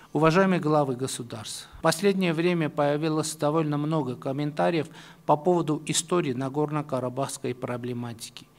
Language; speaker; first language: Russian; non-native, local second language; Armenian